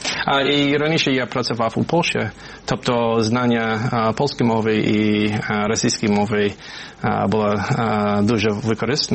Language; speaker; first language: Ukrainian; non-native, fluent; English